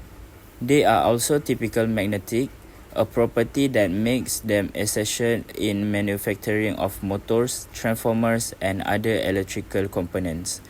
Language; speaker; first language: English; non-native, local second language; Malay